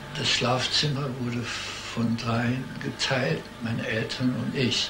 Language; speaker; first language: German; early bilingual, heritage; German